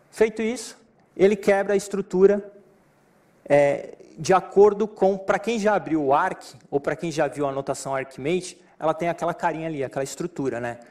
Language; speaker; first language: Portuguese; native; Portuguese